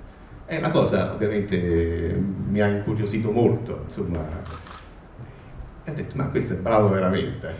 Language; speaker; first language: Italian; native; Italian